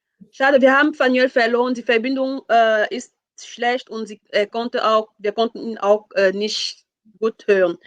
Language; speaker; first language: German; non-native, fluent; French